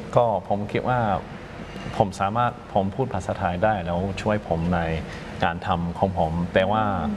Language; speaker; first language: Thai; non-native, fluent; English